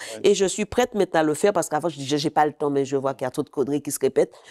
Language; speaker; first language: French; native; French